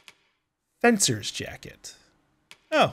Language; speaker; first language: English; native; English